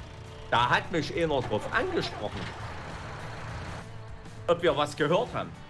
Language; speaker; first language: German; native; German